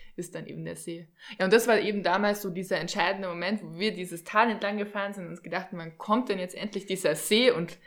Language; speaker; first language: German; native; German